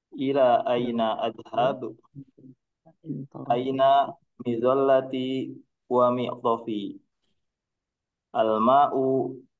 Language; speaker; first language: Arabic; non-native, learner; Indonesian